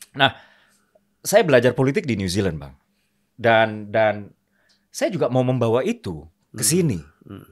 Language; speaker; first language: Indonesian; native; Indonesian